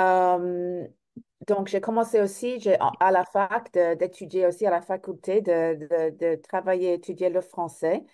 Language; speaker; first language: French; non-native, fluent; English